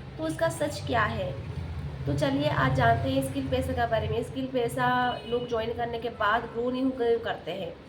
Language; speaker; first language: Hindi; non-native, local second language; Odia